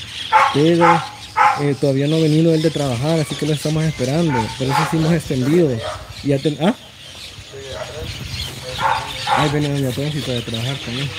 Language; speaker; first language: Spanish; native; Spanish